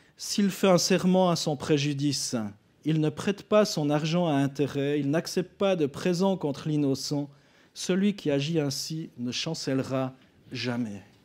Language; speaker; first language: French; native; French